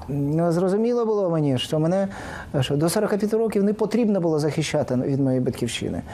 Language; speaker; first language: Ukrainian; non-native, local second language; Russian